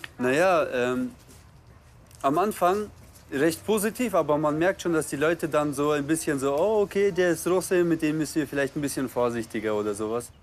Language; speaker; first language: German; early bilingual, other home language; Russian